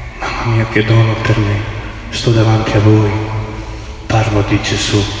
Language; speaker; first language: Italian; non-native, fluent; Croatian